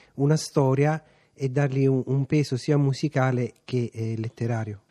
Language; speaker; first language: Italian; native; Italian